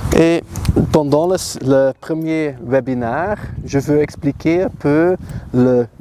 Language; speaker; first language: French; non-native, learner; Dutch